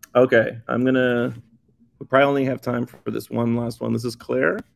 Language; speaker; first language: English; native; English